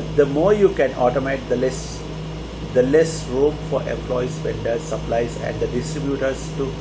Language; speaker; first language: English; non-native, local second language; Sinhala